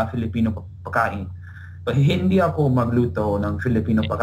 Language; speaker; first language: Filipino; non-native, learner; English